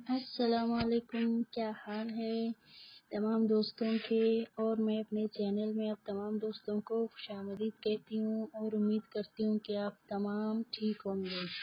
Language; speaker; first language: Urdu; non-native, local second language; Baluchi